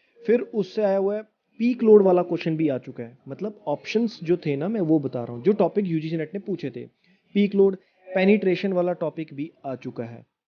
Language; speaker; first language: Hindi; native; Hindi